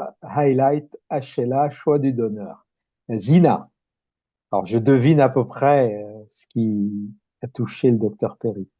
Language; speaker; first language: French; native; French